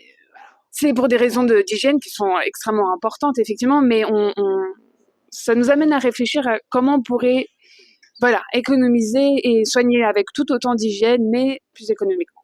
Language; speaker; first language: French; native; French